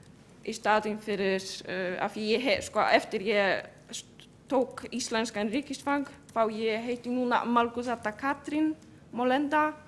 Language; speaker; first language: Icelandic; non-native, fluent; Polish